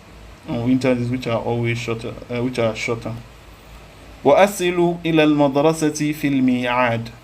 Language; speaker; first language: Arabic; non-native, fluent; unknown